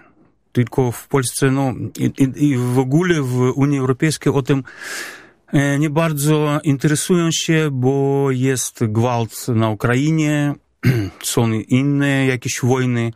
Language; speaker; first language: Polish; non-native, fluent; Belarusian